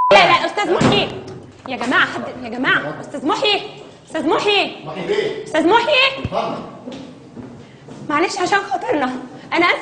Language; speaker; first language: Arabic; native; Arabic